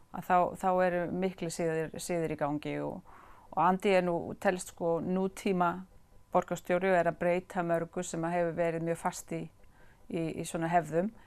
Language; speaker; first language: Icelandic; native; Icelandic